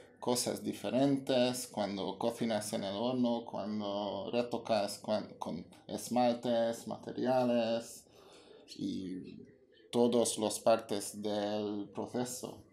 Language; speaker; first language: Spanish; non-native, fluent; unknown